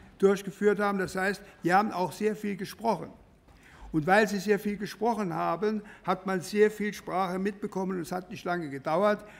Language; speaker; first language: German; native; German